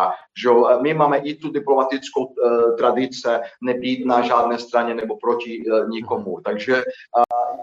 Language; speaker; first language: Czech; non-native, fluent; Portuguese